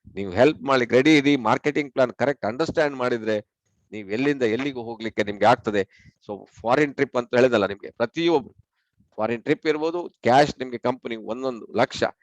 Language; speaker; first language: Kannada; non-native, local second language; Tulu